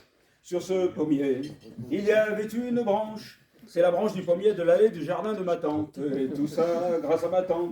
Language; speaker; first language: French; native; French